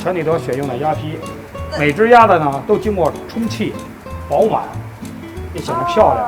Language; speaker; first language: Chinese; native; Chinese